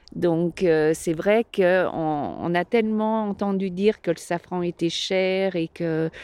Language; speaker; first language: French; native; French